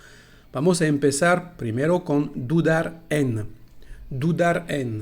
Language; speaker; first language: Spanish; non-native, fluent; French